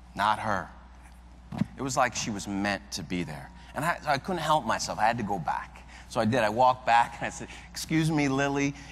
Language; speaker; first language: English; native; English